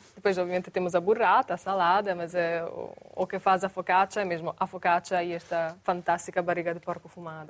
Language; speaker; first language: Portuguese; non-native, fluent; Italian